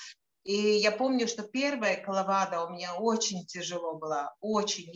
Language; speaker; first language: Russian; non-native, local second language; Latvian